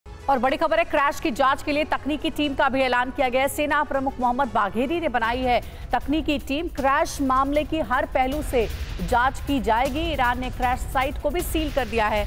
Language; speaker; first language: Hindi; native; Hindi